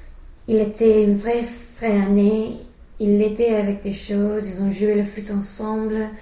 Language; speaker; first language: French; non-native, fluent; English